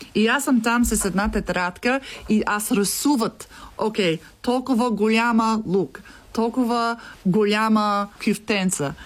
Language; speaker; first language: Bulgarian; non-native, learner; English